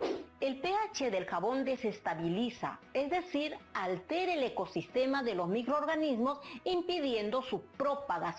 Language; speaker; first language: Spanish; native; Spanish